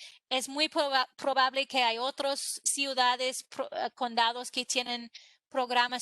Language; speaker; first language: Spanish; non-native, fluent; English